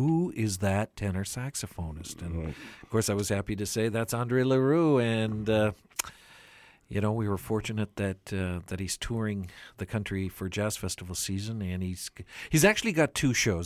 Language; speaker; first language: English; non-native, fluent; Ukrainian